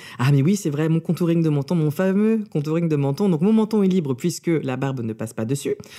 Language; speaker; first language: French; early bilingual, other home language; Russian